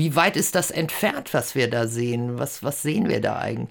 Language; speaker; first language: German; native; German